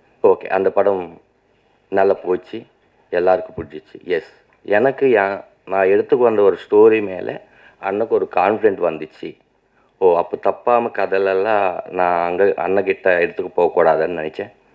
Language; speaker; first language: Tamil; non-native, local second language; Telugu